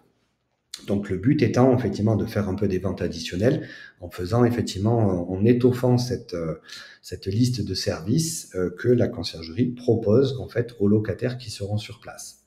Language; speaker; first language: French; native; French